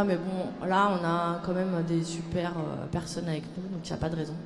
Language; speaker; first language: French; native; French